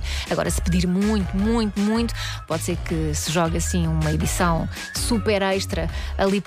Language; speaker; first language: Portuguese; native; Portuguese